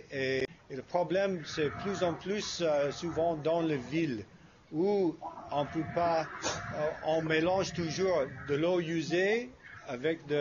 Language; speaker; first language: French; non-native, fluent; English